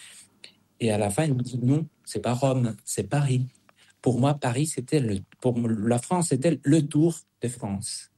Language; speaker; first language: French; non-native, fluent; Spanish